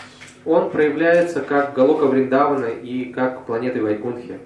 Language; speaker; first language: Russian; native; Russian